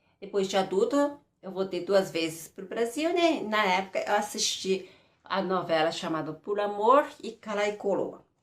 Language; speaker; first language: Portuguese; early bilingual, other home language; Japanese